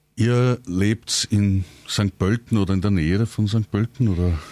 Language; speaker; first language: German; native; German